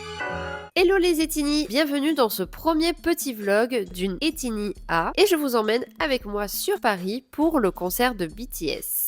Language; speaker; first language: French; native; French